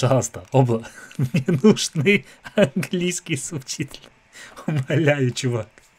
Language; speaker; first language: Russian; non-native, fluent; English